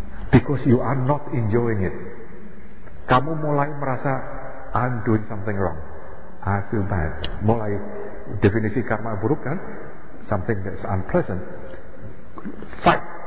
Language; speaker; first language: English; non-native, fluent; Indonesian